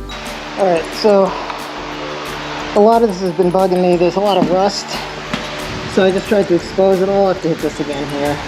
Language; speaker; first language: English; native; English